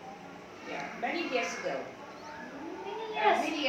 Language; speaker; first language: English; non-native, learner; Thai